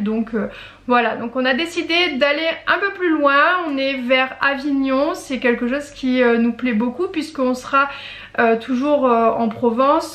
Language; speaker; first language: French; native; French